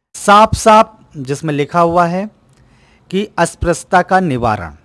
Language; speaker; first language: Hindi; native; Hindi